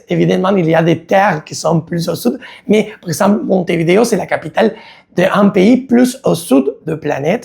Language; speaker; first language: French; non-native, learner; Spanish